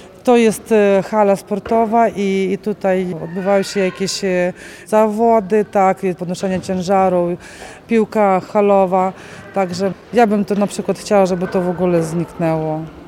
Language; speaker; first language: Polish; non-native, fluent; Ukrainian